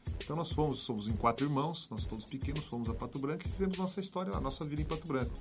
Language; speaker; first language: Portuguese; native; Portuguese